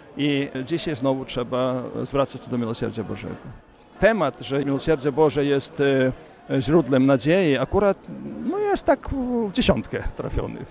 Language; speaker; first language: Polish; early bilingual, heritage; Polish